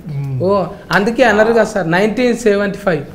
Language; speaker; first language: Telugu; native; Telugu